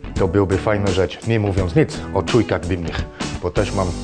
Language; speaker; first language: Polish; non-native, fluent; English